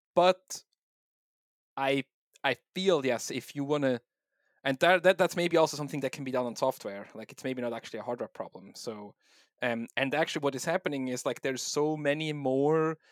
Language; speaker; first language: English; non-native, fluent; German